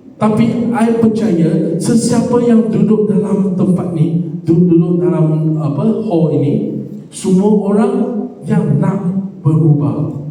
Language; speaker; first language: Malay; non-native, local second language; Chinese